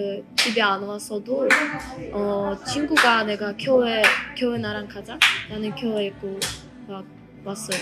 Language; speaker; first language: Korean; early bilingual, other home language; Russian